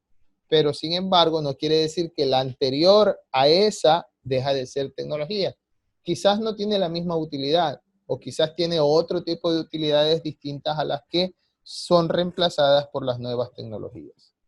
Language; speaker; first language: Spanish; native; Spanish